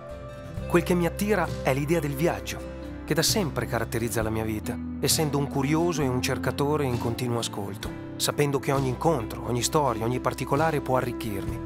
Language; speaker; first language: Italian; native; Italian